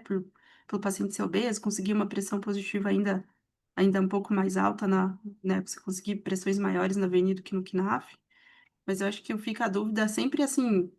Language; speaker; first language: Portuguese; native; Portuguese